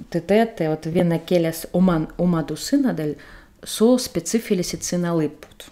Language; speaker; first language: Estonian; non-native, learner; Russian